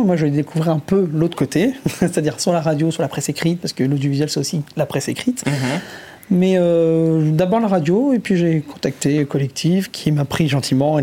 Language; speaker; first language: French; native; French